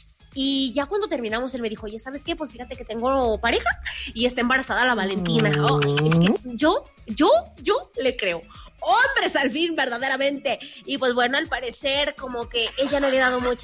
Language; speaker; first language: Spanish; native; Spanish